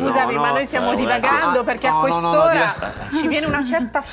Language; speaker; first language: Italian; native; Italian